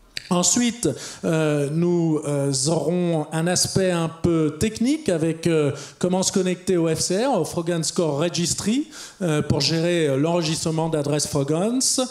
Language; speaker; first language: French; native; French